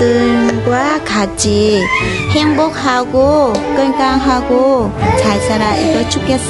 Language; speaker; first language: Korean; non-native, learner; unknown